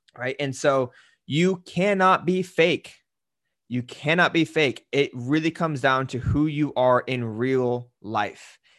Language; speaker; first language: English; native; English